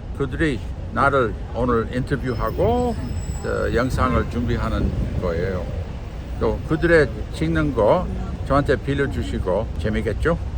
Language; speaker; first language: Korean; non-native, fluent; English